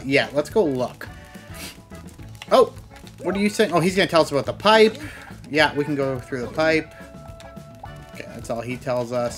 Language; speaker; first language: English; native; English